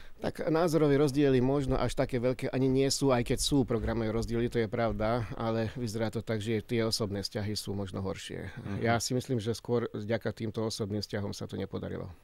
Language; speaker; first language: Slovak; non-native, local second language; Hungarian